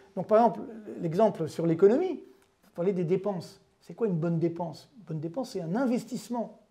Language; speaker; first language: French; native; French